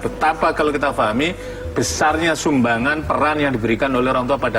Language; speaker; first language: Indonesian; native; Indonesian